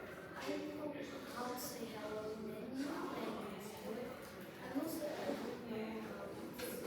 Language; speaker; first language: English; non-native, learner; Portuguese